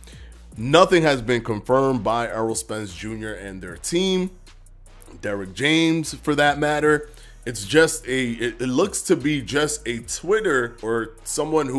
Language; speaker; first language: English; native; English